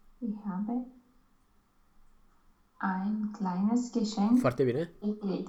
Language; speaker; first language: German; non-native, learner; Romanian